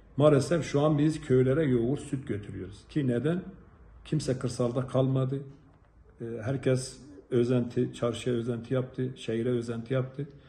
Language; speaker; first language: Turkish; native; Turkish